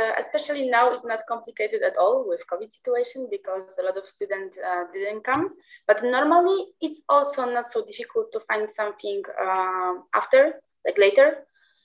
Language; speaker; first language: English; non-native, fluent; Polish